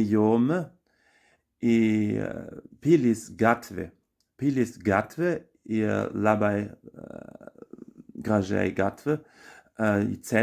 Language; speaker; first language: Lithuanian; non-native, learner; German